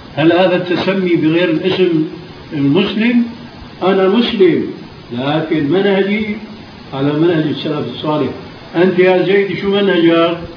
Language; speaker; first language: Arabic; early bilingual, other home language; Albanian